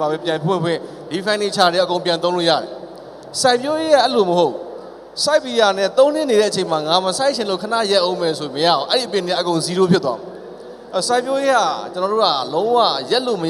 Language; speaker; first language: Burmese; native; Burmese